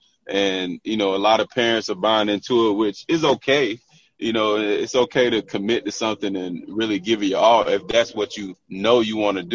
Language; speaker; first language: English; native; English